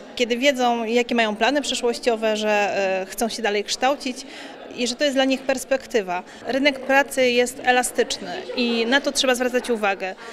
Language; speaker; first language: Polish; native; Polish